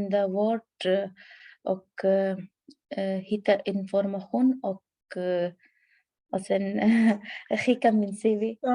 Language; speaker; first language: Swedish; non-native, learner; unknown